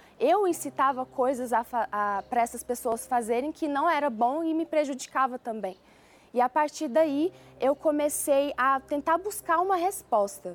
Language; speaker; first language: Portuguese; early bilingual, other home language; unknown